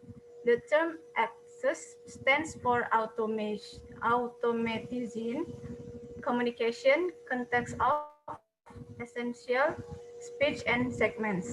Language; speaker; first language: English; non-native, learner; Indonesian